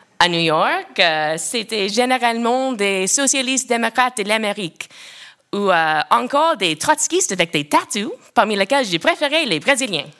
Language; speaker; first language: French; non-native, local second language; English